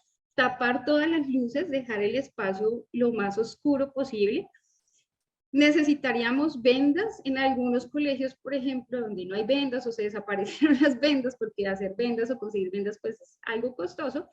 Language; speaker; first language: Spanish; native; Spanish